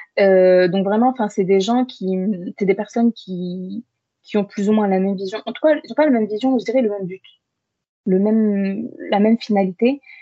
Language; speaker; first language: French; early bilingual, other home language; Arabic